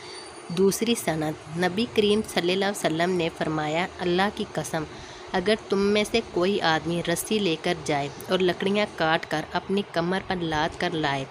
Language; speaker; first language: Urdu; native; Urdu